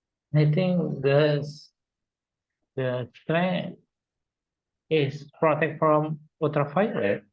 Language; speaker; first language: English; non-native, learner; Indonesian